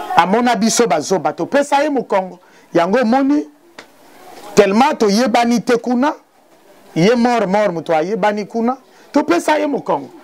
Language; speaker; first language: Lingala; non-native, local second language; Kituba (Democratic Republic of Congo)